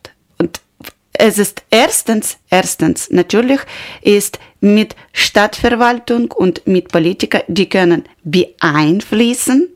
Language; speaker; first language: German; non-native, learner; Ukrainian